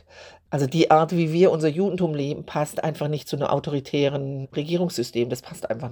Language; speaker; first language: German; native; German